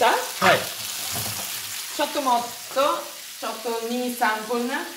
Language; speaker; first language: Japanese; non-native, learner; Italian